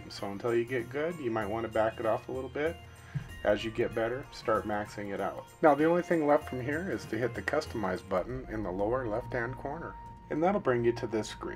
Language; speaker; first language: English; native; English